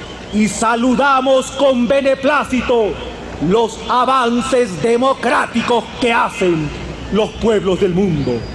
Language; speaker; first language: Spanish; native; Spanish